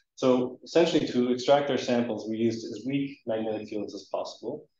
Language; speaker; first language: English; native; English